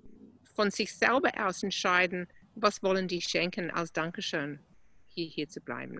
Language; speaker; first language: German; non-native, fluent; English